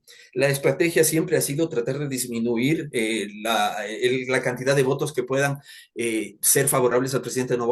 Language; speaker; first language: Spanish; native; Spanish